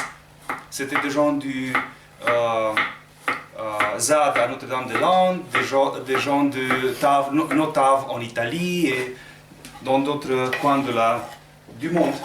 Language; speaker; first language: French; non-native, learner; Romanian